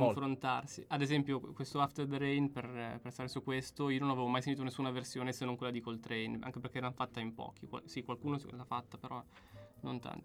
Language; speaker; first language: Italian; native; Italian